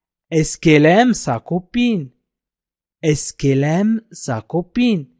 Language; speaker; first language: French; non-native, fluent; Arabic